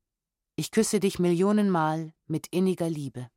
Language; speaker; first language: German; native; German